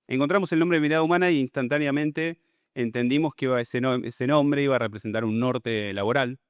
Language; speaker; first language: Spanish; native; Spanish